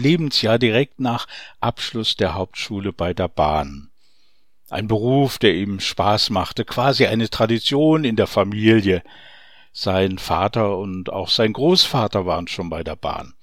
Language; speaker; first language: German; native; German